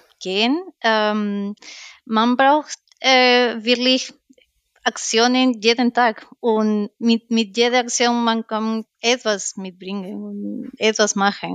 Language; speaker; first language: German; non-native, learner; Spanish